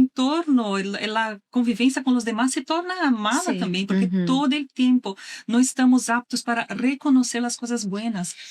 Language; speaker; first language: Spanish; non-native, learner; Portuguese